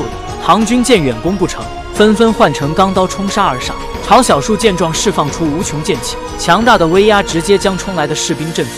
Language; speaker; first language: Chinese; native; Chinese